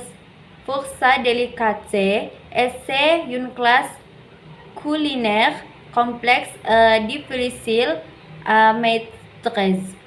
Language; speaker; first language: French; non-native, learner; Indonesian